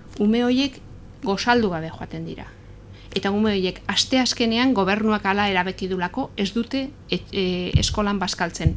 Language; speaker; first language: Basque; non-native, local second language; Spanish